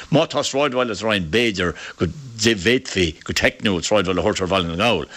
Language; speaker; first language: Irish; native; Irish